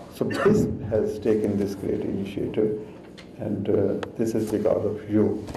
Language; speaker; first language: English; non-native, local second language; Urdu